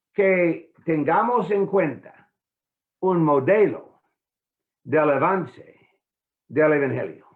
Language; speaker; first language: Spanish; non-native, fluent; English